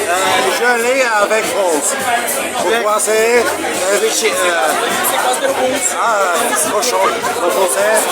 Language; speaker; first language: French; non-native, learner; Catalan